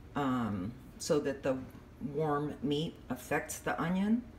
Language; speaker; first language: English; native; English